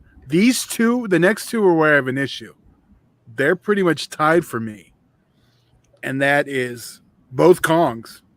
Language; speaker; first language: English; native; English